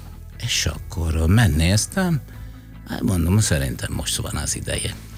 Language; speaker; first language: Hungarian; non-native, fluent; Italian